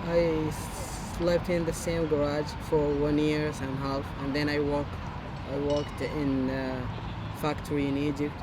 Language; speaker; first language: English; non-native, learner; Arabic